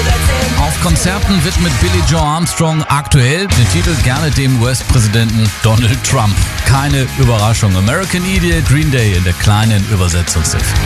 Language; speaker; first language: German; native; German